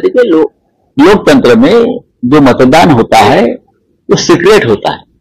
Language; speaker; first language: Hindi; non-native, local second language; Marathi